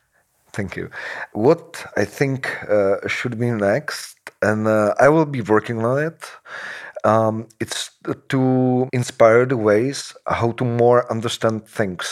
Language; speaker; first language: English; non-native, fluent; Czech